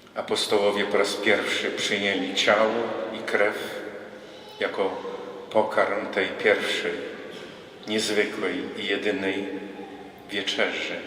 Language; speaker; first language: Polish; native; Polish